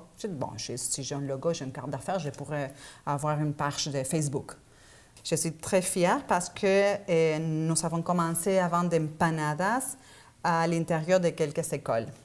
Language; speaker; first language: French; non-native, fluent; Spanish